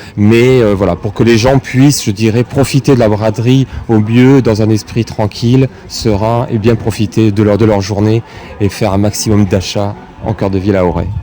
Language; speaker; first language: French; native; French